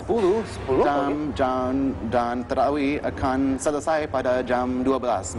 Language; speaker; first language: Indonesian; non-native, fluent; English